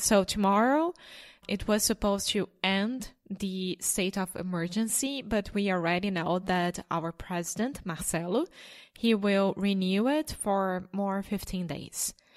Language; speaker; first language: English; non-native, fluent; Portuguese